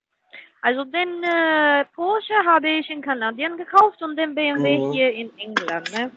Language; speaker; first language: German; non-native, fluent; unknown